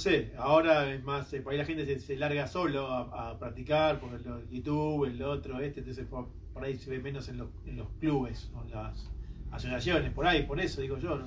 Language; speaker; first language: Spanish; native; Spanish